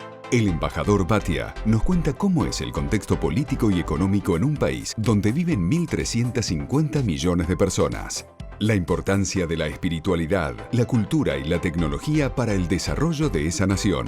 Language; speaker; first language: Spanish; native; Spanish